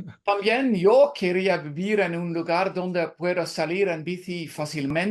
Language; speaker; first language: Spanish; non-native, learner; Dutch